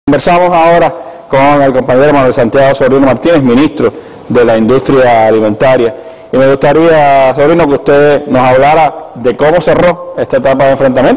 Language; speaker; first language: Spanish; native; Spanish